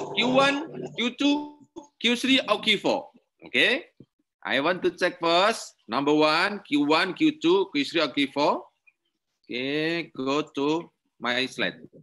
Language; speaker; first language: English; non-native, learner; Indonesian